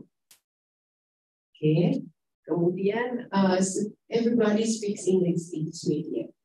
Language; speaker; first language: English; non-native, fluent; Indonesian